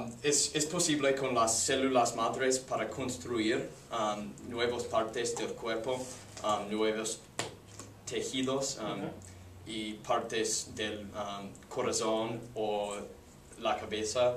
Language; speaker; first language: Spanish; non-native, learner; English